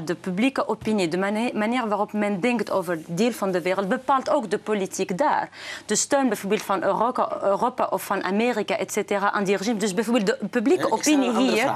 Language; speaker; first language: Dutch; non-native, fluent; Arabic